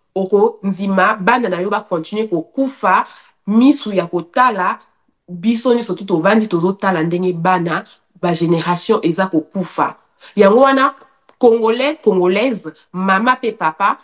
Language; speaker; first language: Lingala; native; Lingala